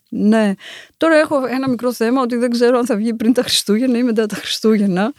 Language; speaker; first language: Greek; native; Greek